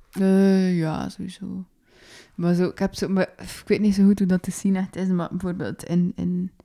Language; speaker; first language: Dutch; native; Dutch